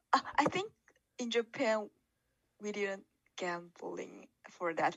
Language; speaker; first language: English; non-native, fluent; Chinese